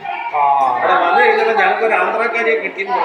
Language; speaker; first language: Malayalam; native; Malayalam